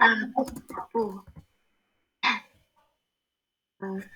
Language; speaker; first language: French; non-native, learner; Arabic